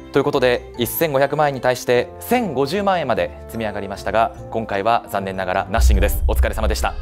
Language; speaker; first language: Japanese; native; Japanese